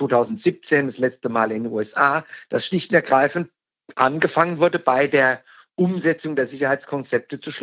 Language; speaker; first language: German; native; German